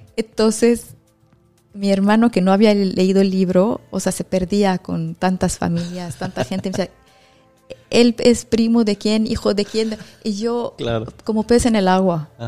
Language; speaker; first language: Spanish; non-native, fluent; Arabic